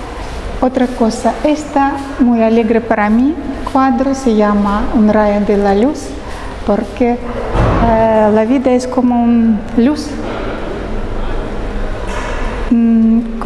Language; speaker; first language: Spanish; non-native, learner; Russian